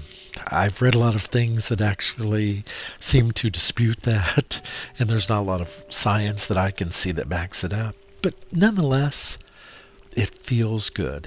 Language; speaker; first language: English; native; English